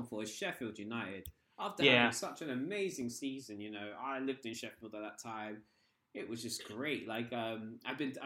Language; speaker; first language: English; native; English